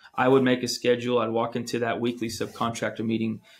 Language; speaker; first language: English; native; English